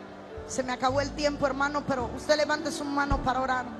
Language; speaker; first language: Spanish; native; Spanish